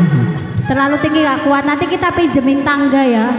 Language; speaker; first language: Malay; non-native, local second language; Javanese